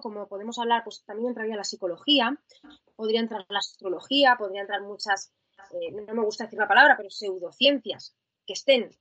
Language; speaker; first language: Spanish; native; Spanish